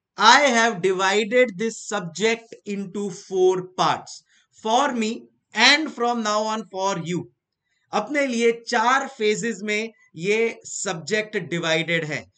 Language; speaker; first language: Hindi; native; Hindi